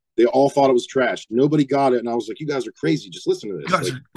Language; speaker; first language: English; native; English